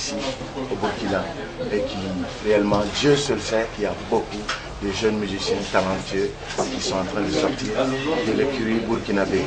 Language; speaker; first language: French; non-native, local second language; Bambara